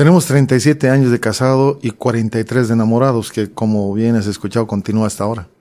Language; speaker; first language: Spanish; native; Spanish